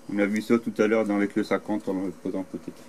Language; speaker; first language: French; native; French